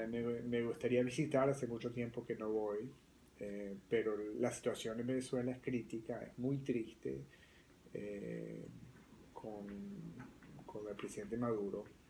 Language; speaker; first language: Spanish; early bilingual, other home language; French